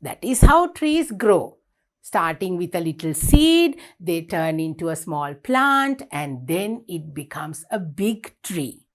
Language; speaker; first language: English; non-native, local second language; Sinhala